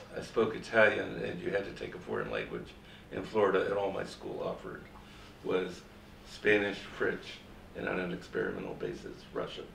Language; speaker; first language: English; native; English